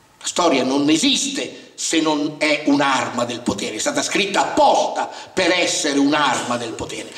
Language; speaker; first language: Italian; native; Italian